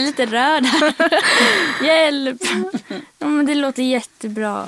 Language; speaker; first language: Swedish; native; Swedish